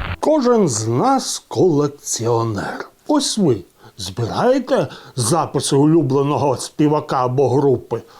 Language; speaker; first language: Ukrainian; non-native, local second language; Russian